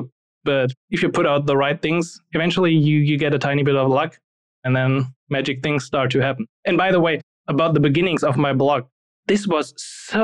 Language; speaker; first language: English; non-native, fluent; German